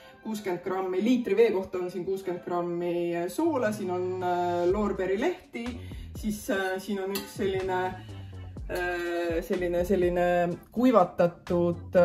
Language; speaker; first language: Estonian; native; Estonian